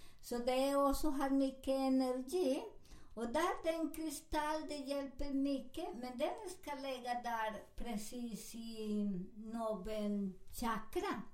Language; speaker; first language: Swedish; non-native, learner; Spanish